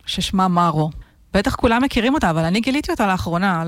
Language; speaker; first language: Hebrew; native; Hebrew